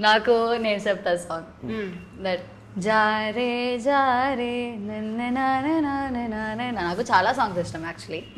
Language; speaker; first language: Telugu; non-native, learner; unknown